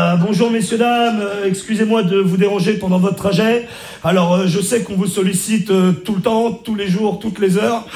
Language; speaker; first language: French; native; French